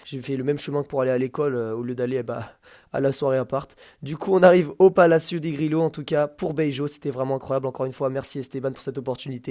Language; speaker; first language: French; native; French